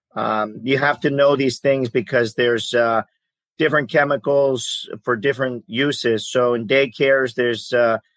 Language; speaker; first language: English; early bilingual, other home language; Greek